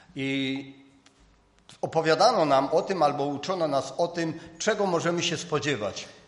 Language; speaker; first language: Polish; native; Polish